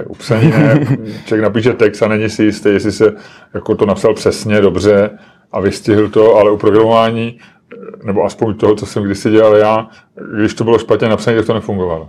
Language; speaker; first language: Czech; native; Czech